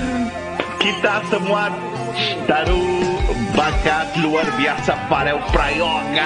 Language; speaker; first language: Indonesian; non-native, fluent; Portuguese